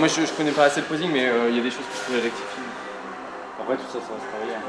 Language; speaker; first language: French; native; French